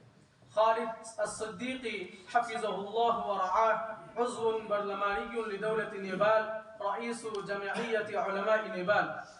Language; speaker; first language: Arabic; non-native, fluent; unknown